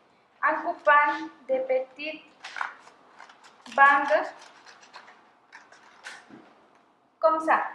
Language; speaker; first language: French; non-native, fluent; Spanish